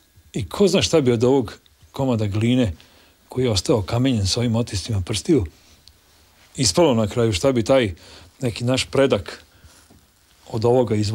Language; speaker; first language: Bosnian; native; Bosnian